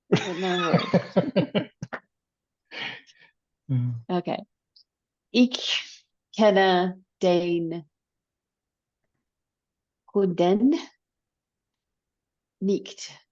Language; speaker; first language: German; non-native, learner; English